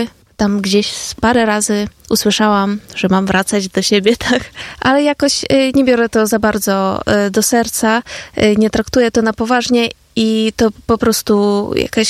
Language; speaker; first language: Polish; non-native, fluent; Ukrainian